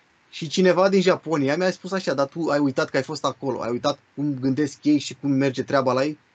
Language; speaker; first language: Romanian; native; Romanian